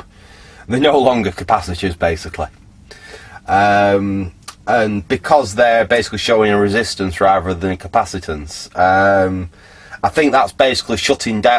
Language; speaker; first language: English; native; English